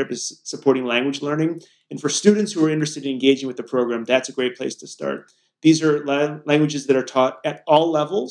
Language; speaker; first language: English; native; English